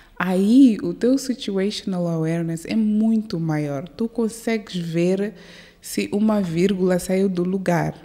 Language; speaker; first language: Portuguese; early bilingual, heritage; Portuguese